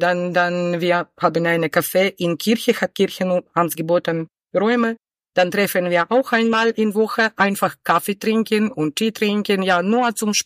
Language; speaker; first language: German; non-native, learner; Ukrainian